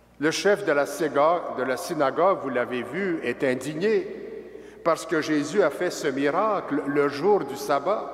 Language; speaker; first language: French; native; French